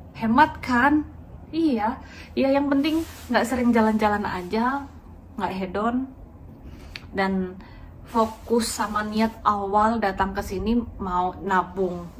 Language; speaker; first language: Indonesian; native; Indonesian